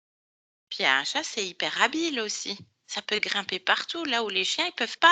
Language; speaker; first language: French; native; French